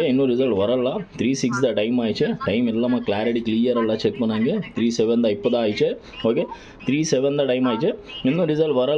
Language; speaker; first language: Tamil; non-native, local second language; Malayalam